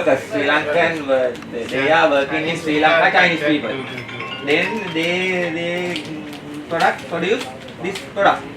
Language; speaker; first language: English; non-native, local second language; Sinhala